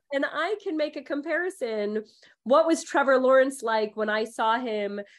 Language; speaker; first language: English; early bilingual, other home language; Hindi